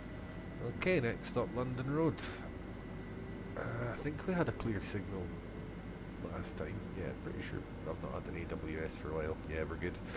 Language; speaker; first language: English; native; English